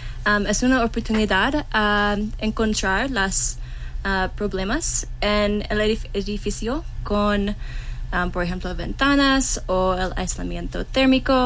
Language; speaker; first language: Spanish; non-native, learner; English